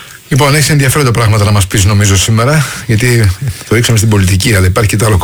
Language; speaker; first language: Greek; native; Greek